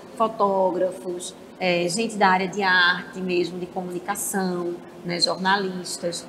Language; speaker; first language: Portuguese; native; Portuguese